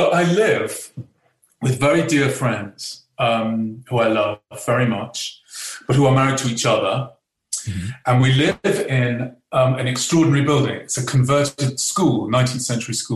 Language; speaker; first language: English; native; English